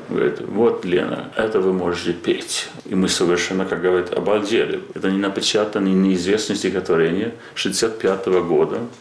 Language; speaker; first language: Russian; non-native, fluent; Swedish